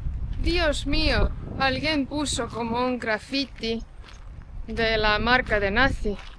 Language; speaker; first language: Spanish; non-native, fluent; Estonian